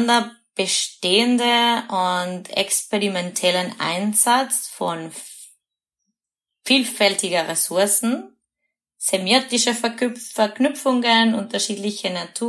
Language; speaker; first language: German; non-native, fluent; Spanish